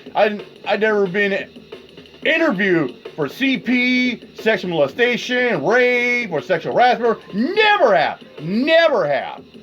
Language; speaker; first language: English; native; English